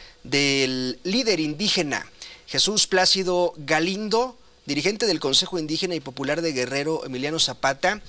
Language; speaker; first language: Spanish; native; Spanish